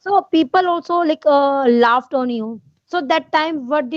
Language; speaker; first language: English; non-native, learner; Hindi